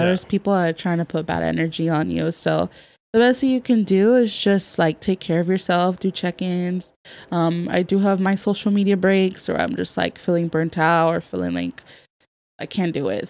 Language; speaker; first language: English; native; English